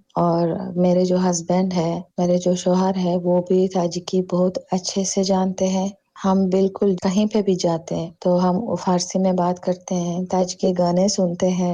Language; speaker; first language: Urdu; non-native, fluent; Tajik